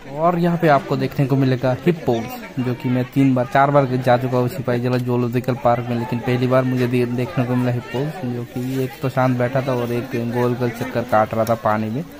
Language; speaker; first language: Hindi; non-native, local second language; Bangla